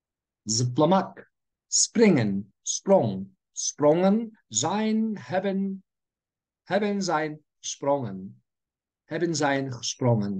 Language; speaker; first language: Dutch; non-native, learner; Turkish